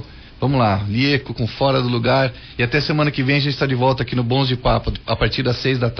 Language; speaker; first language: Portuguese; native; Portuguese